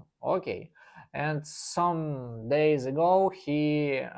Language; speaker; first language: English; non-native, learner; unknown